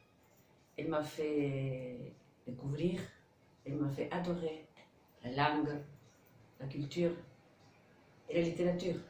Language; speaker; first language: French; non-native, fluent; Spanish